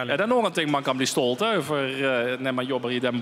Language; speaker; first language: Swedish; non-native, fluent; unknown